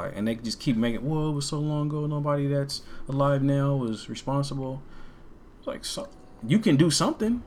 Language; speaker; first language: English; native; English